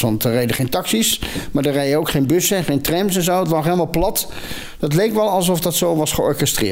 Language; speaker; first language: Dutch; native; Dutch